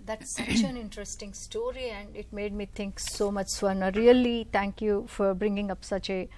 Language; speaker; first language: English; non-native, local second language; Telugu